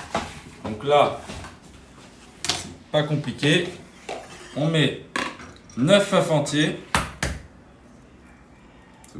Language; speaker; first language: French; native; French